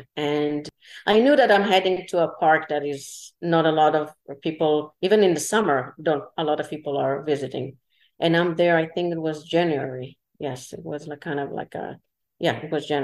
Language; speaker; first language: English; non-native, fluent; Hebrew